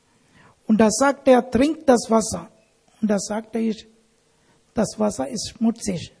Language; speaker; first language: German; non-native, learner; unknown